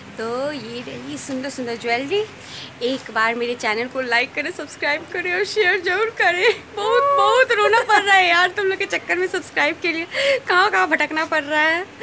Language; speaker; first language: Hindi; native; Hindi